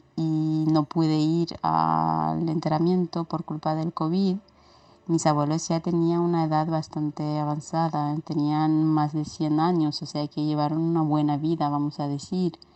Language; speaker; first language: Spanish; non-native, fluent; Romanian